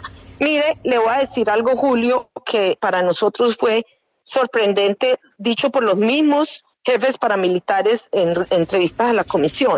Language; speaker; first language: Spanish; native; Spanish